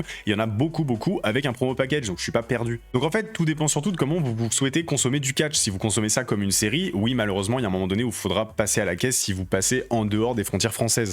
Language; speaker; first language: French; native; French